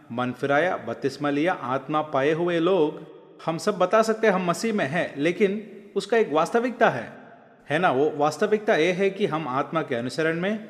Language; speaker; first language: Hindi; non-native, local second language; Malayalam